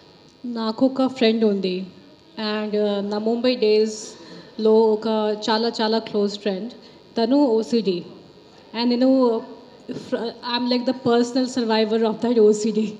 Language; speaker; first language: Telugu; non-native, local second language; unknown